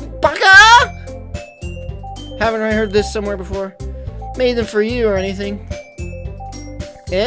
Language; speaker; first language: English; native; English